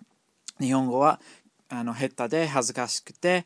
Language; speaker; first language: Japanese; non-native, fluent; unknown